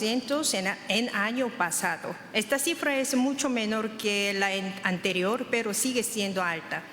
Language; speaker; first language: Spanish; non-native, fluent; Korean